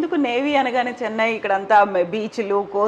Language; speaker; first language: Telugu; native; Telugu